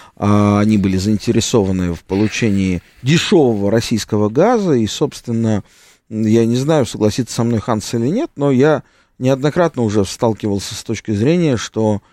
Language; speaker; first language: Russian; non-native, fluent; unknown